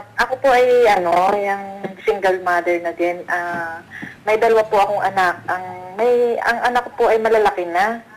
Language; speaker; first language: Filipino; native; Filipino